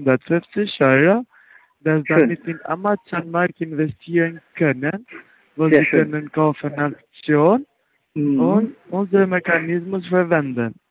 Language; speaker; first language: German; non-native, learner; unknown